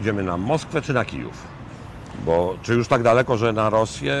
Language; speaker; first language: Polish; native; Polish